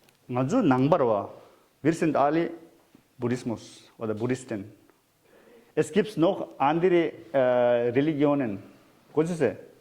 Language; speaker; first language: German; non-native, learner; Tibetan